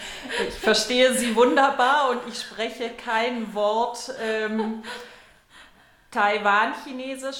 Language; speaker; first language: German; native; German